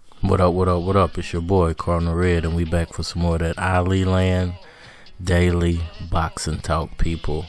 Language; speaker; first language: English; native; English